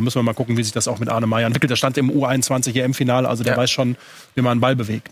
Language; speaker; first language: German; native; German